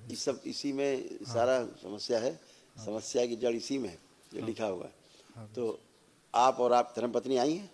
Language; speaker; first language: Hindi; native; Hindi